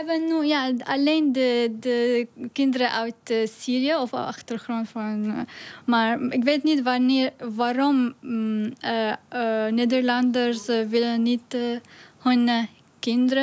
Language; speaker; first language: Dutch; non-native, learner; Arabic